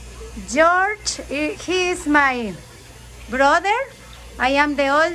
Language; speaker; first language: English; non-native, learner; Spanish